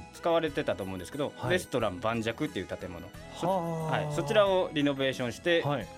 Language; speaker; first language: Japanese; native; Japanese